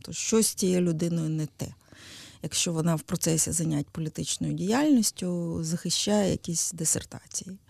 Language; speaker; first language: Ukrainian; native; Ukrainian